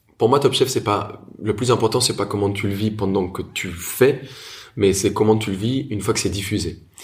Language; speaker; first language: French; non-native, fluent; Spanish